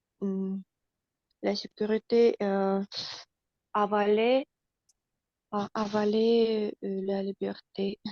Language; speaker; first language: French; non-native, learner; Russian